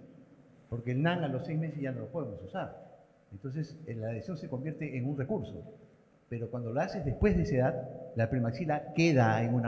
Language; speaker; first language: Spanish; native; Spanish